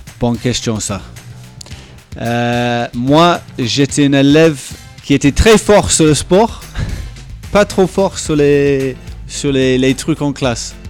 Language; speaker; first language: French; non-native, fluent; English